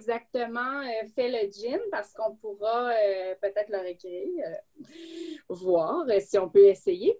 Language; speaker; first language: French; native; French